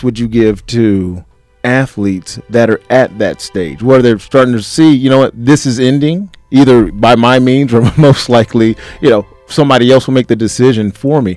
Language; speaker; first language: English; native; English